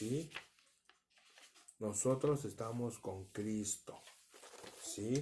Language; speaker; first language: Spanish; native; Spanish